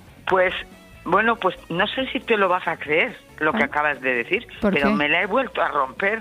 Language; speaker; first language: Spanish; native; Spanish